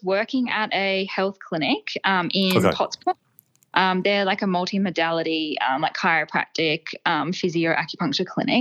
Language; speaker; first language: English; native; English